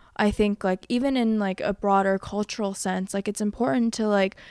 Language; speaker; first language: English; early bilingual, other home language; Korean